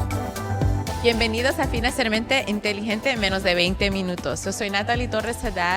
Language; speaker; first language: Spanish; early bilingual, heritage; Spanish